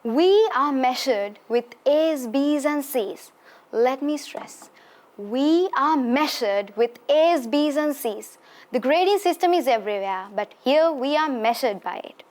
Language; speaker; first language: English; non-native, local second language; Sinhala